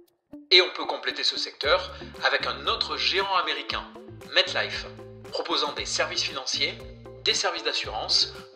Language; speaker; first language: French; native; French